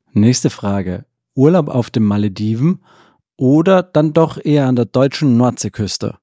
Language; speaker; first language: German; native; German